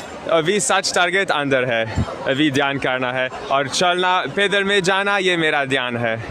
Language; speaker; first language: Hindi; non-native, learner; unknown